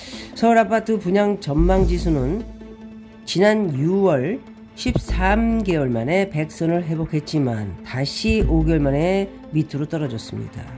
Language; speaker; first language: Korean; native; Korean